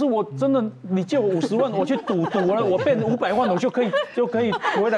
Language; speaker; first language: Chinese; native; Chinese